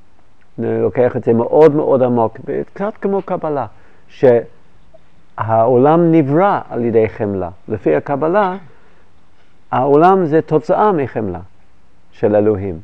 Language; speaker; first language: Hebrew; non-native, fluent; English